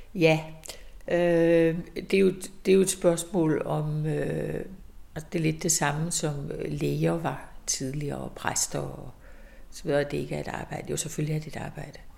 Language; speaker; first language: Danish; native; Danish